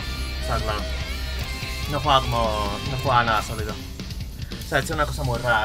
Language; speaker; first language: Spanish; native; Spanish